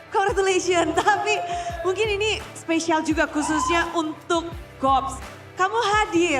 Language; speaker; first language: Indonesian; native; Indonesian